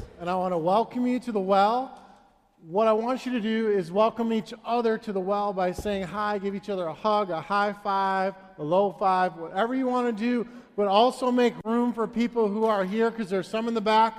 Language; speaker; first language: English; native; English